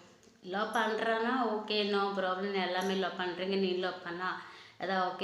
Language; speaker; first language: Tamil; non-native, local second language; Odia